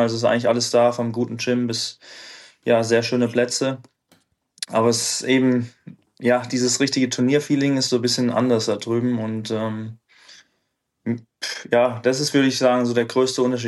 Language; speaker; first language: German; native; German